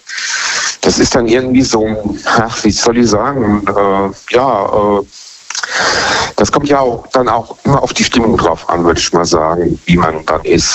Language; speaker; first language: German; native; German